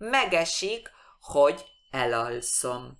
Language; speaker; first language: Hungarian; non-native, fluent; Spanish